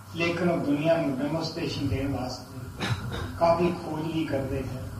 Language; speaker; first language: Hindi; non-native, local second language; Punjabi